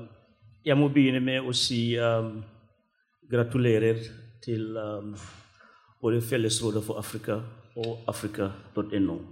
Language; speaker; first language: Norwegian; non-native, fluent; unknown